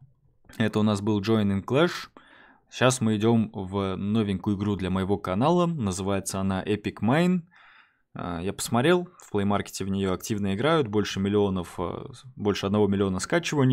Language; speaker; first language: Russian; native; Russian